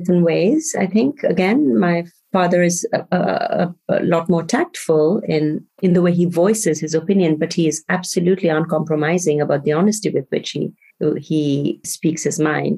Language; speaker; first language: English; non-native, local second language; Bangla